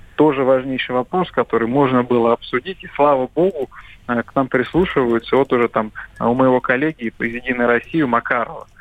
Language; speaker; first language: Russian; native; Russian